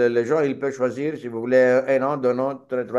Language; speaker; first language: French; non-native, learner; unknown